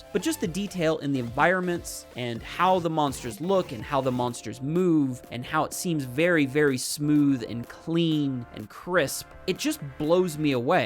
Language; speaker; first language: English; native; English